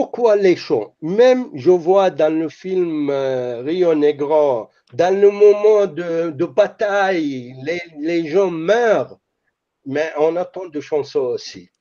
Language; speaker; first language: French; non-native, fluent; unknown